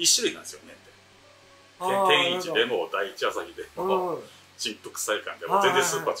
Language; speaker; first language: Japanese; native; Japanese